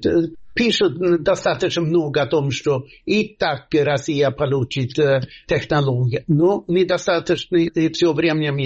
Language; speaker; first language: Russian; non-native, fluent; Swedish